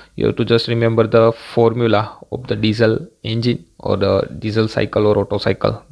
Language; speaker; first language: English; non-native, local second language; Gujarati